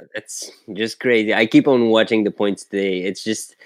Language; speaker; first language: English; non-native, fluent; French